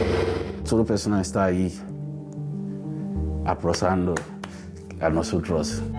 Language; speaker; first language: Spanish; non-native, learner; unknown